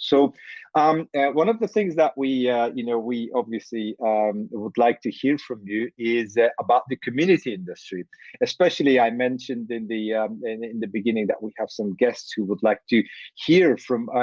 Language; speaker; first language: English; non-native, fluent; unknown